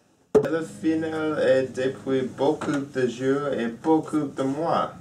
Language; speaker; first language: French; non-native, learner; English